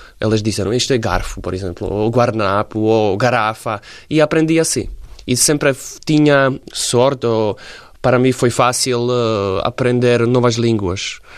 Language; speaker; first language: Portuguese; non-native, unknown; Slovak